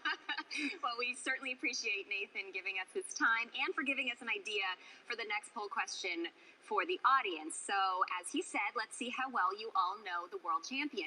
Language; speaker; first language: English; native; English